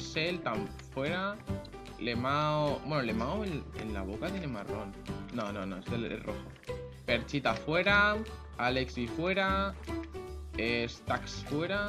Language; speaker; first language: Spanish; native; Spanish